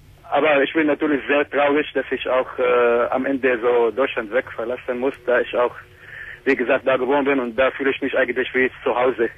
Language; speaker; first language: German; non-native, fluent; Arabic